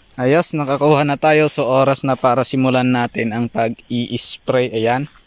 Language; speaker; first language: Filipino; non-native, local second language; Iloko